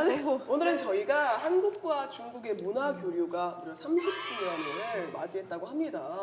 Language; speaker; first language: Korean; native; Korean